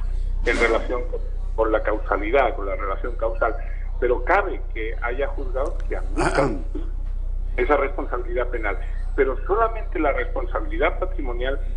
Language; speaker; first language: Spanish; native; Spanish